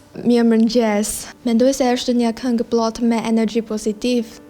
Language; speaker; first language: Albanian; non-native, learner; Chinese